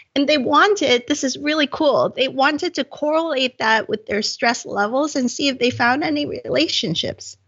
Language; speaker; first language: English; non-native, local second language; Cantonese